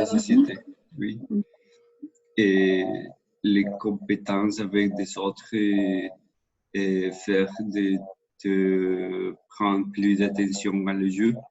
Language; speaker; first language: French; non-native, learner; Spanish